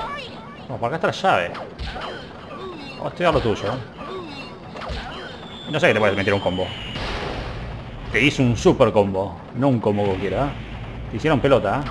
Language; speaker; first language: Spanish; native; Spanish